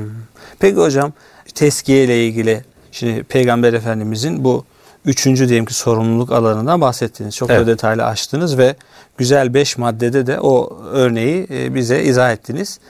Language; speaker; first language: Turkish; native; Turkish